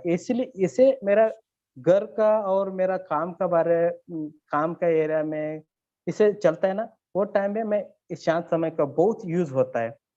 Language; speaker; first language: Hindi; non-native, learner; Kannada